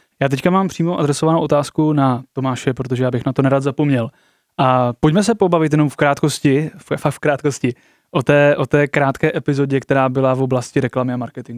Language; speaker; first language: Czech; native; Czech